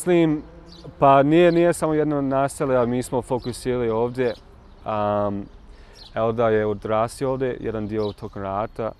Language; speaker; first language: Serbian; non-native, learner; English